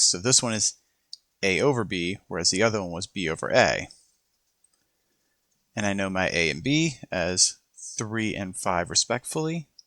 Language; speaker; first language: English; native; English